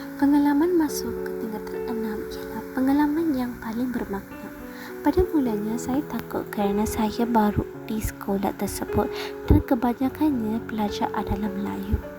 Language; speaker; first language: Malay; non-native, local second language; Tamil